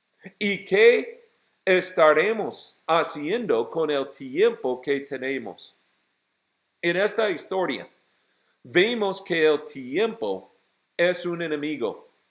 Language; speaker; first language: Spanish; non-native, fluent; English